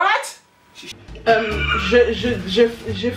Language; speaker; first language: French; early bilingual, heritage; French